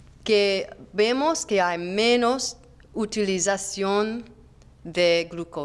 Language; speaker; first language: Spanish; non-native, learner; English